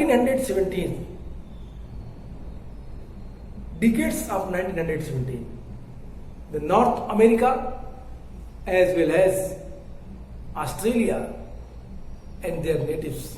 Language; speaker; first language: English; non-native, local second language; Hindi